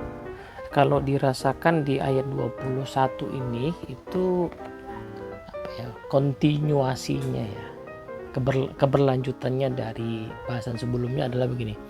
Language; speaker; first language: Indonesian; native; Indonesian